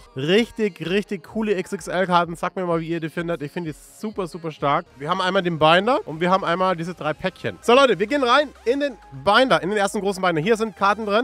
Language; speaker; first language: German; native; German